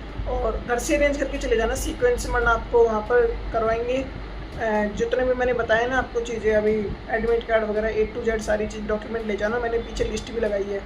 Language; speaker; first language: Hindi; native; Hindi